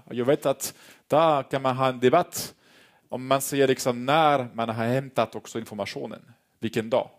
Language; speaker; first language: Swedish; non-native, fluent; French